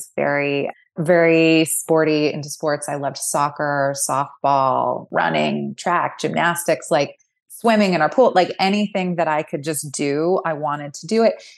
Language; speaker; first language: English; native; English